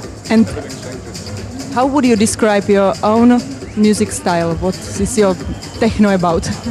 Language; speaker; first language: English; non-native, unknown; Czech